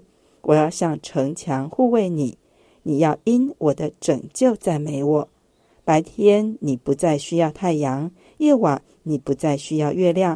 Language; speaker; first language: Chinese; native; Chinese